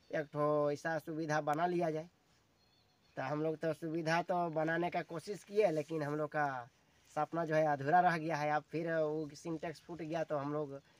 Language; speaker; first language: Hindi; native; Hindi